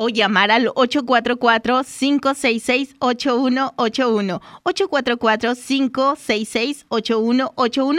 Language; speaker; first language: Spanish; native; Spanish